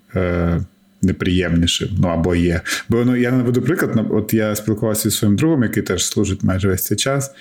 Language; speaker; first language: Ukrainian; native; Ukrainian